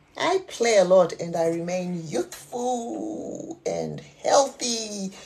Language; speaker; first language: English; non-native, local second language; Nyanja